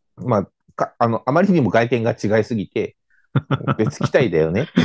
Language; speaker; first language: Japanese; native; Japanese